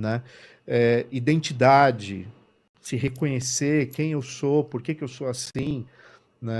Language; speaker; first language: Portuguese; native; Portuguese